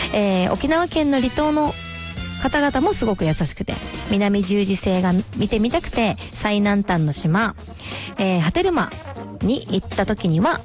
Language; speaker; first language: Japanese; native; Japanese